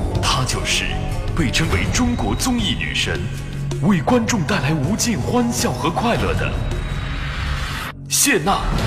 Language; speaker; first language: Chinese; native; Chinese